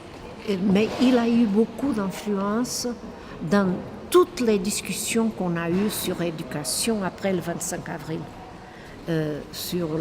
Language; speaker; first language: French; non-native, fluent; Portuguese